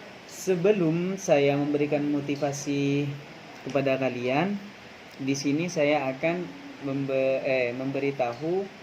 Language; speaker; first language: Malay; non-native, local second language; Madurese